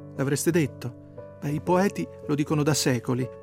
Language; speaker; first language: Italian; native; Italian